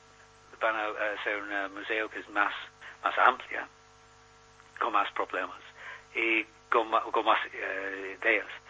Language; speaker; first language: Spanish; non-native, learner; English